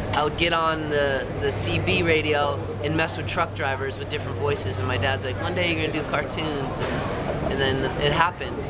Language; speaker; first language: English; native; English